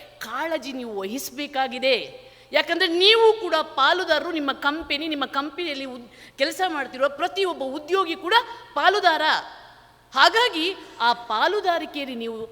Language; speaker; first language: Kannada; non-native, local second language; Tulu